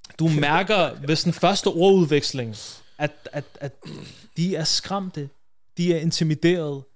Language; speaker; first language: Danish; early bilingual, other home language; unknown